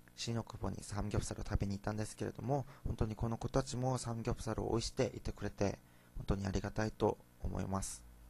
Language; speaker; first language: Japanese; non-native, fluent; Korean